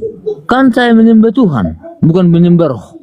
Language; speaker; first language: Indonesian; native; Indonesian